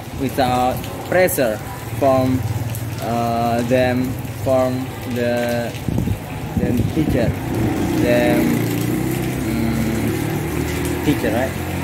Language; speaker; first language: English; non-native, learner; Indonesian